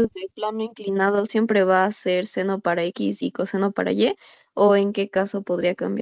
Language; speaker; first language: Spanish; native; Spanish